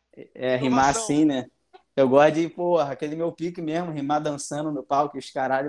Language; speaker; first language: Portuguese; native; Portuguese